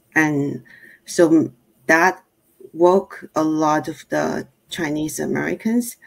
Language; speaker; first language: English; non-native, fluent; Chinese